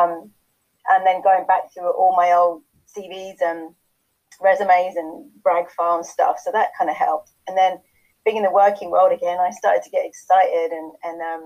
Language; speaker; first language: English; native; English